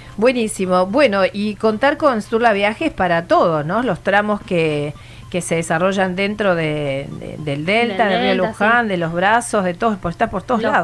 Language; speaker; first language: Spanish; native; Spanish